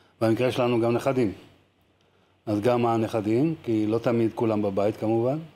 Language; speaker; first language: Hebrew; native; Hebrew